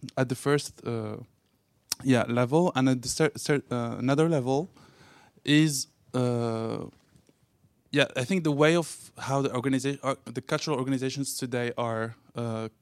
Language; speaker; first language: English; non-native, fluent; Arabic